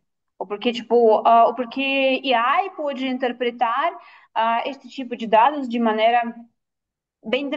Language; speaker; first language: Portuguese; non-native, fluent; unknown